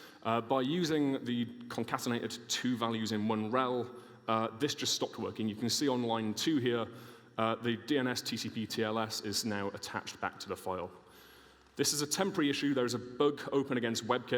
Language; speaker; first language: English; native; English